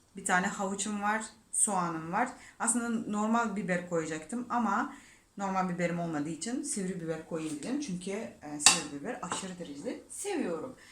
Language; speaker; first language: Turkish; non-native, fluent; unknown